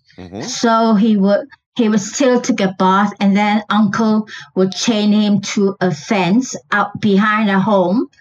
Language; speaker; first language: English; non-native, local second language; Chinese